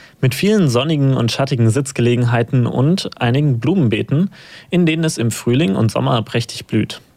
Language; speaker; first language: German; native; German